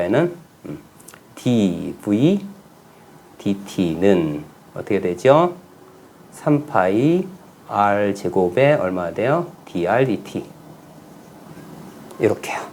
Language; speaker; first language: Korean; native; Korean